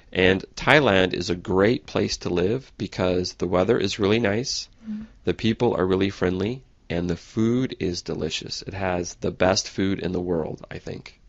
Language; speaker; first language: English; native; English